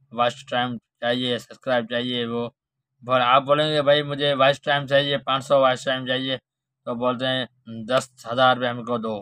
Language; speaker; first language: Urdu; non-native, local second language; Sindhi